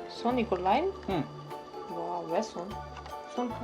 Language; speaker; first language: Korean; non-native, learner; Ukrainian